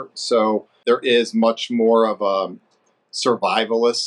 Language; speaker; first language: English; native; English